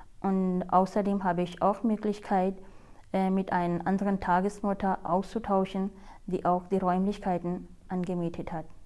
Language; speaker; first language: German; non-native, fluent; Urdu